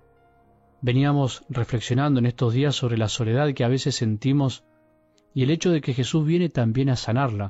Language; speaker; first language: Spanish; native; Spanish